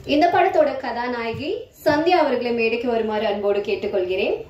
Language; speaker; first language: Tamil; native; Tamil